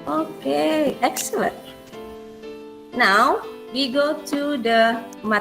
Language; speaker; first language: English; non-native, fluent; Indonesian